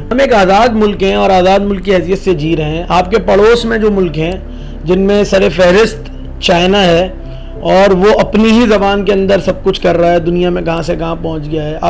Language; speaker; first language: Urdu; native; Urdu